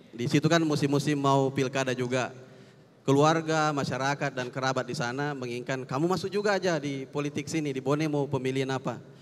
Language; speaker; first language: Indonesian; native; Indonesian